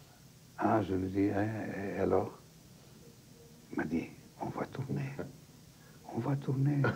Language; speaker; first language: French; non-native, fluent; Greek